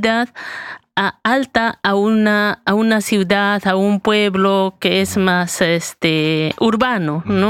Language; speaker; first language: Spanish; native; Spanish